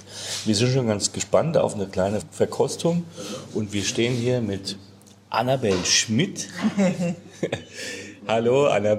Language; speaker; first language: German; native; German